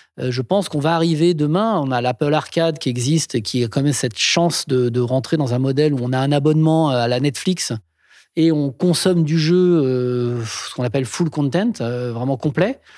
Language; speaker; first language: French; native; French